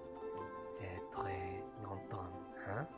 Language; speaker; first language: French; non-native, learner; Malay